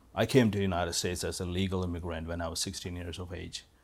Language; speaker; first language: English; non-native, local second language; Malayalam